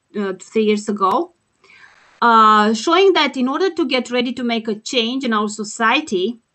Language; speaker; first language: English; non-native, fluent; Romanian